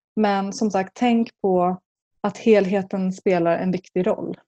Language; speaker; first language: Swedish; native; Swedish